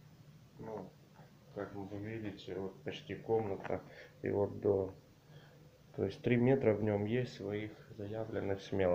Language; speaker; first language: Russian; native; Russian